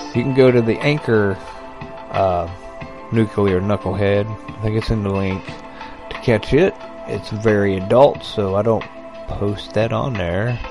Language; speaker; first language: English; native; English